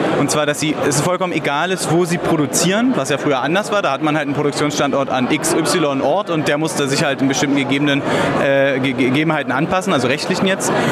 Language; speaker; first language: German; native; German